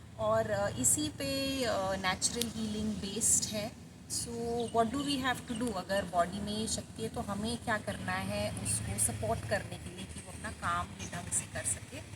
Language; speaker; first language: Hindi; native; Hindi